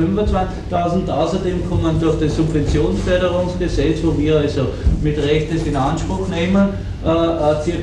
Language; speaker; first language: German; native; German